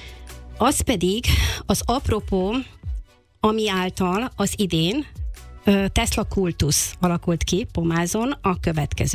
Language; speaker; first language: Hungarian; native; Hungarian